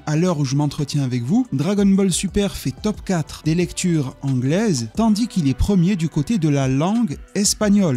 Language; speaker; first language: French; native; French